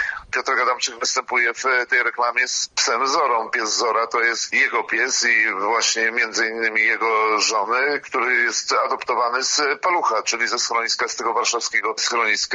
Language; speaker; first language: Polish; native; Polish